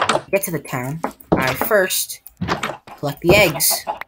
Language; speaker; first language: English; native; English